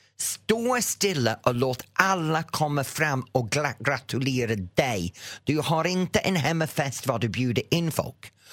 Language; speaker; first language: Swedish; non-native, fluent; English